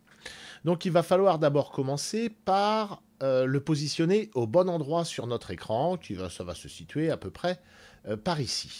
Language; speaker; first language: French; native; French